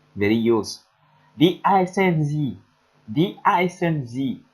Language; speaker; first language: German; non-native, learner; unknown